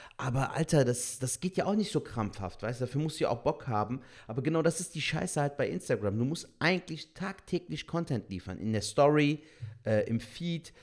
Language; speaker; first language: German; early bilingual, other home language; Turkish